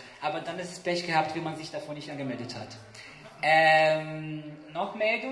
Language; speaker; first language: German; non-native, fluent; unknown